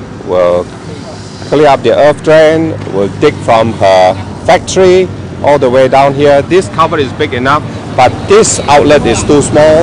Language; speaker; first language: English; non-native, local second language; Chinese